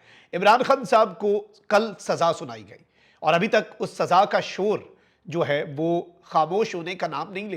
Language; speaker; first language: Urdu; native; Urdu